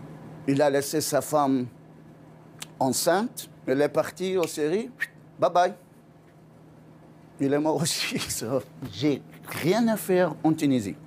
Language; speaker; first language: French; non-native, local second language; Arabic